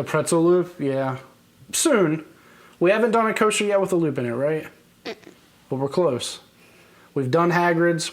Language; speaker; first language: English; native; English